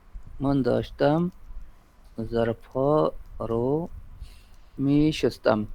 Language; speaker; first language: Persian; non-native, learner; Urdu